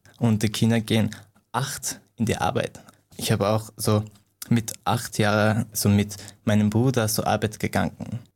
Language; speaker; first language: German; non-native, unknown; Persian